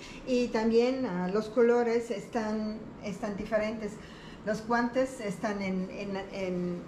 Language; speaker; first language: Spanish; non-native, learner; German